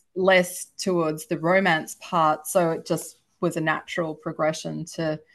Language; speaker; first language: English; native; English